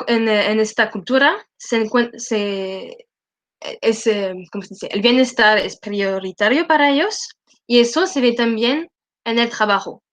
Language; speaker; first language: Spanish; non-native, learner; French